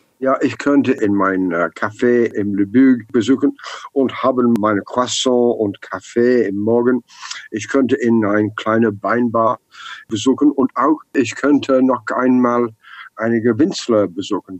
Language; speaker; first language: German; non-native, learner; English